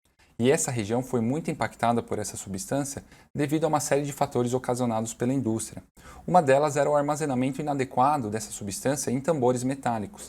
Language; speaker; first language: Portuguese; native; Portuguese